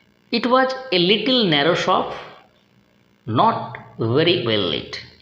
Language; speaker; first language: English; non-native, local second language; Bangla